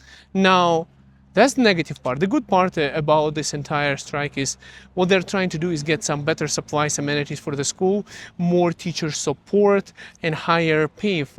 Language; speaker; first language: English; early bilingual, other home language; Russian